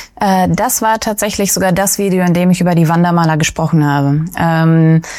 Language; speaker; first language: German; early bilingual, other home language; Russian